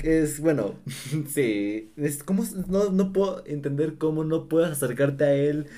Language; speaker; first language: Spanish; native; Spanish